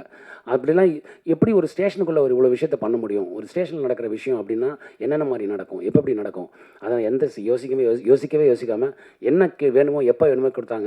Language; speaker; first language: Tamil; native; Tamil